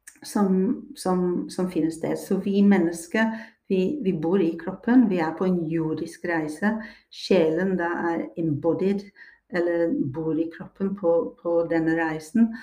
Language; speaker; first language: Norwegian; non-native, fluent; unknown